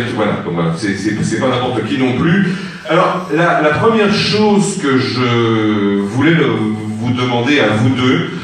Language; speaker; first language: French; native; French